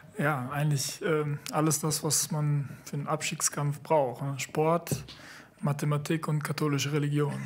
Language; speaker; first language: German; early bilingual, other home language; Italian